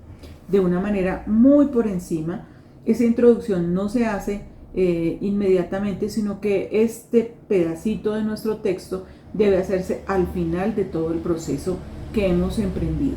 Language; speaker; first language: Spanish; native; Spanish